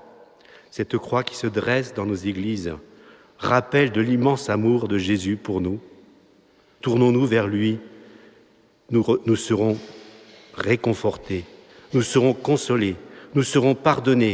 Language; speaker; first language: French; native; French